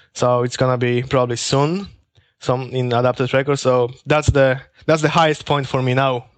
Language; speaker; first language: English; non-native, learner; Polish